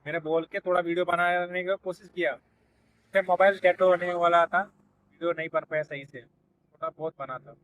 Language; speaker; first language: Hindi; non-native, local second language; Telugu